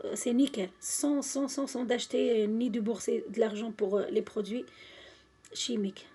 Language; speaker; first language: French; non-native, local second language; Arabic